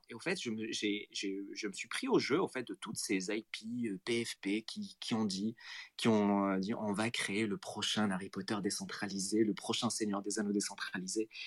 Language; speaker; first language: French; non-native, local second language; Arabic